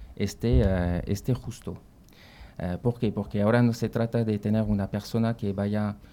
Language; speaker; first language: Spanish; non-native, fluent; French